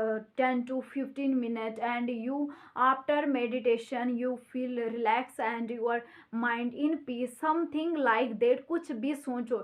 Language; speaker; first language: English; non-native, learner; Hindi